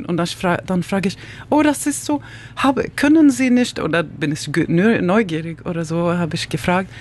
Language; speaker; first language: German; non-native, learner; Swedish